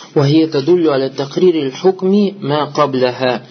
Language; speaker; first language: Arabic; non-native, fluent; Russian